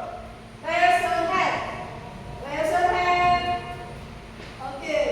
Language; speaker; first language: English; non-native, fluent; Indonesian